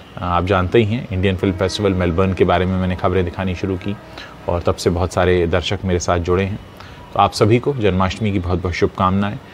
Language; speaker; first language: Hindi; native; Hindi